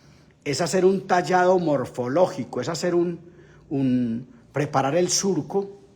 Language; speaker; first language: Spanish; native; Spanish